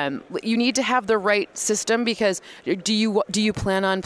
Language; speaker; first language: English; native; English